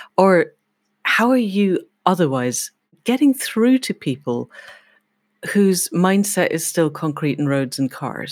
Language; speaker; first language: English; native; English